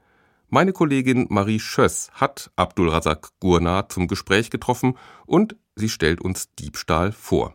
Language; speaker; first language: German; native; German